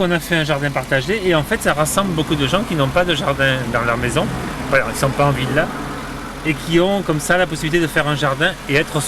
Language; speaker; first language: French; native; French